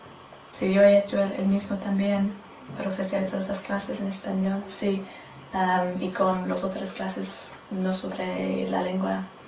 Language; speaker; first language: Spanish; non-native, learner; English